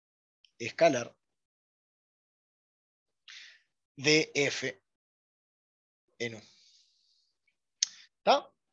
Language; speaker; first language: Spanish; native; Spanish